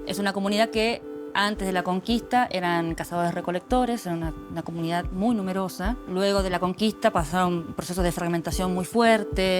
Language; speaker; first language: Spanish; native; Spanish